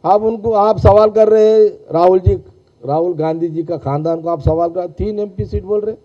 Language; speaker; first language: Hindi; non-native, local second language; Telugu